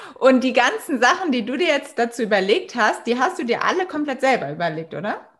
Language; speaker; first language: German; native; German